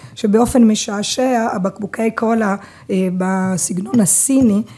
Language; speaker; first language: Hebrew; non-native, fluent; Italian